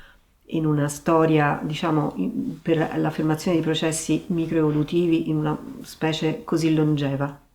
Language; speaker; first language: Italian; native; Italian